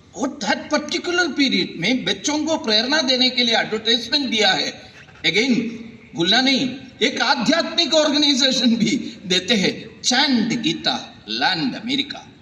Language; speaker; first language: Hindi; non-native, local second language; Malayalam